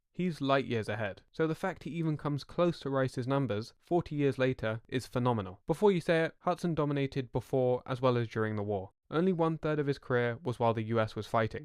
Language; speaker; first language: English; native; English